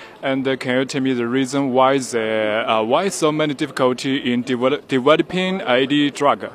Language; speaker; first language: English; non-native, learner; Chinese